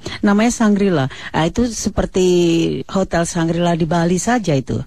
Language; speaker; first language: Indonesian; native; Indonesian